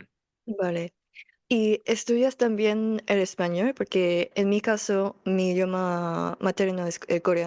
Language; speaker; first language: Spanish; non-native, fluent; Korean